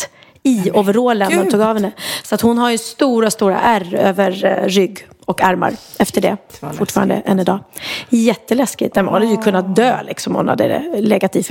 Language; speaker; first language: Swedish; native; Swedish